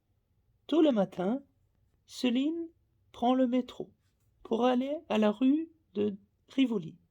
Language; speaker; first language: French; non-native, learner; Faroese